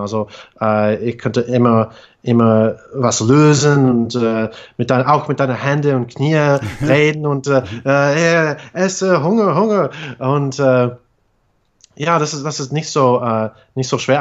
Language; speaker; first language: German; non-native, fluent; English